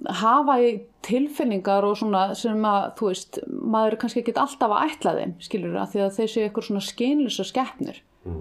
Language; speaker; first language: Icelandic; native; Icelandic